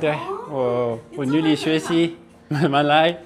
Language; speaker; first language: Chinese; non-native, learner; French